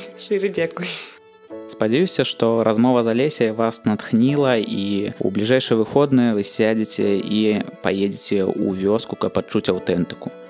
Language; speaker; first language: Belarusian; non-native, local second language; Russian